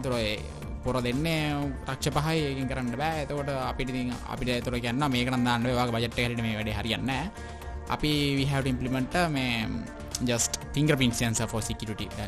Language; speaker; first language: Sinhala; native; Sinhala